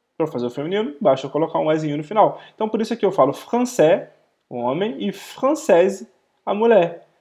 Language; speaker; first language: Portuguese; native; Portuguese